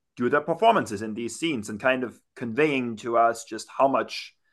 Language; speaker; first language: English; non-native, fluent; German